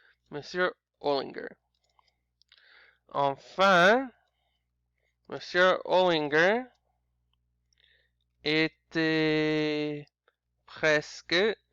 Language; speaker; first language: French; non-native, learner; English